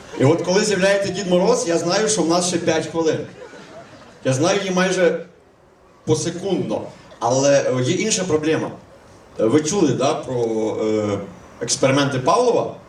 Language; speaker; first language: Ukrainian; native; Ukrainian